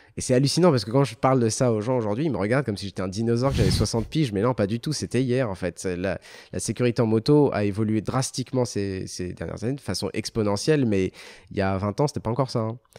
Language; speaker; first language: French; early bilingual, other home language; Arabic